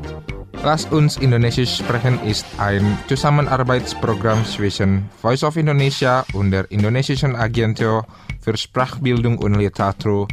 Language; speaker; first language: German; non-native, fluent; Indonesian